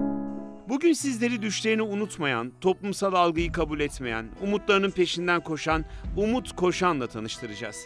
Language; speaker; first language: Turkish; native; Turkish